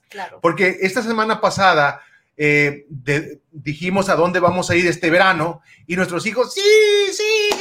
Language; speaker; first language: Spanish; native; Spanish